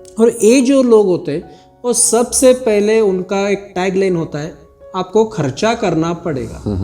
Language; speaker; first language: Hindi; non-native, local second language; Marathi